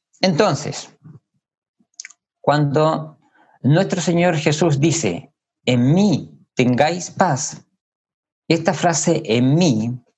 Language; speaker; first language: Spanish; native; Spanish